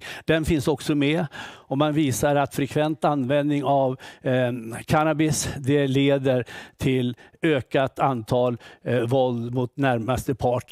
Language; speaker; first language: Swedish; native; Swedish